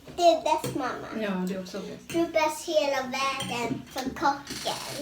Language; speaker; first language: Swedish; early bilingual, other home language; Thai